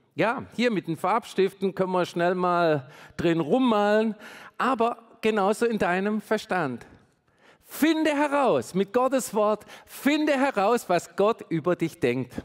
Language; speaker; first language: German; native; German